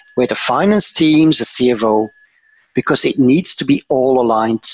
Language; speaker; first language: English; non-native, fluent; Dutch